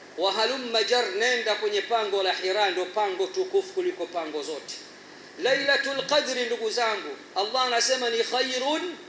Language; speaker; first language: Swahili; native; Swahili